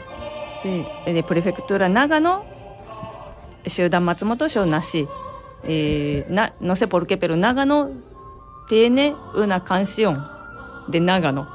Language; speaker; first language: Spanish; non-native, learner; Japanese